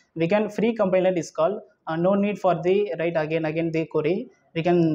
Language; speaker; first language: English; non-native, local second language; Tamil